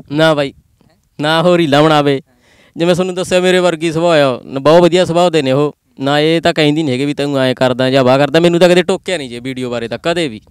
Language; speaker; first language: Punjabi; native; Punjabi